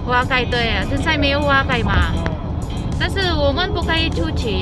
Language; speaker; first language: Chinese; non-native, learner; Filipino